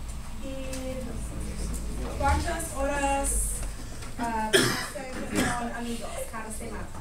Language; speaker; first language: Spanish; non-native, learner; English